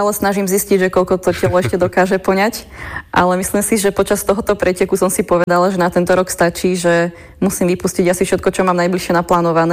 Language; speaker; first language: Slovak; native; Slovak